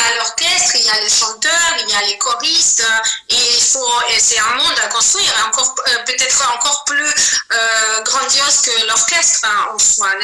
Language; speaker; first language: French; non-native, fluent; Azerbaijani